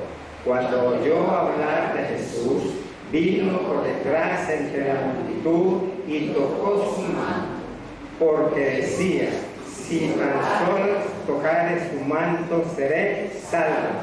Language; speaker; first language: Spanish; native; Spanish